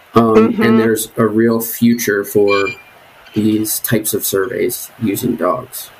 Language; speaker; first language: English; native; English